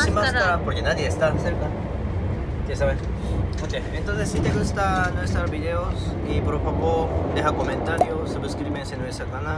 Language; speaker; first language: Spanish; non-native, learner; Japanese